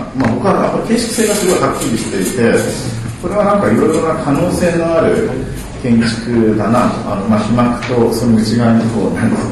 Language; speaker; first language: Japanese; native; Japanese